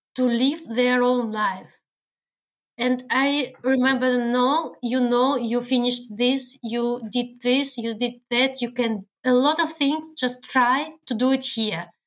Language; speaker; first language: English; non-native, learner; Russian